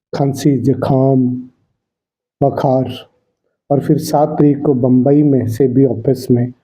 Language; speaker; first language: Hindi; non-native, local second language; Punjabi